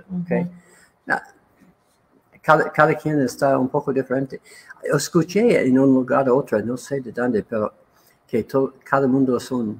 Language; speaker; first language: Spanish; non-native, learner; English